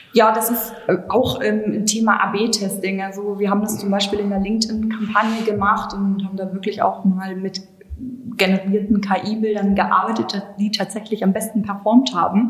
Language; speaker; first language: German; native; German